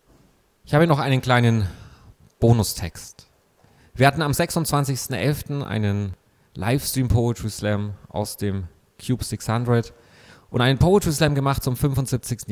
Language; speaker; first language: German; native; German